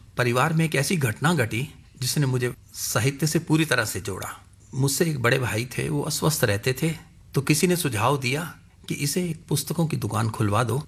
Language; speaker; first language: Hindi; non-native, local second language; Punjabi